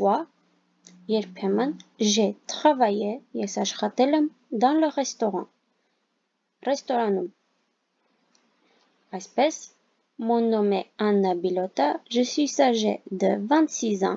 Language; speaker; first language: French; non-native, fluent; Armenian